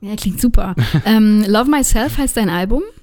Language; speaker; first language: German; native; German